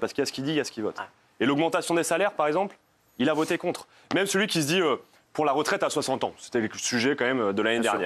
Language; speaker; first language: French; native; French